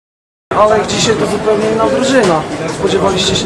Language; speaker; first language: Polish; native; Polish